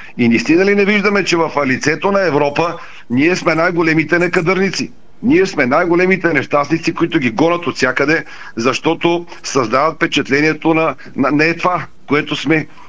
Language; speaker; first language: Bulgarian; native; Bulgarian